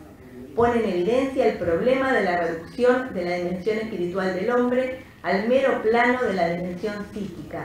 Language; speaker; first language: Spanish; native; Spanish